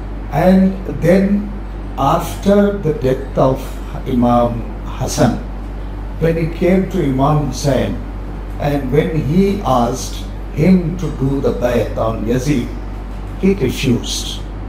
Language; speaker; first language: English; non-native, local second language; Urdu